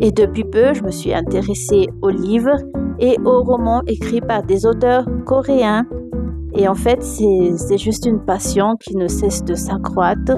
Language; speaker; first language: French; non-native, local second language; Malagasy